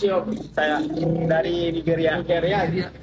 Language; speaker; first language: Indonesian; non-native, learner; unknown